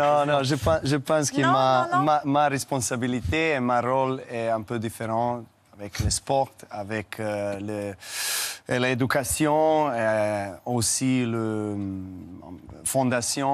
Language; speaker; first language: French; non-native, learner; Serbian